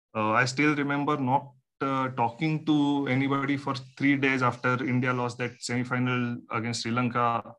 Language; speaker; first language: English; non-native, local second language; Marathi